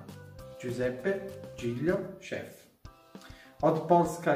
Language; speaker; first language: Polish; non-native, learner; Italian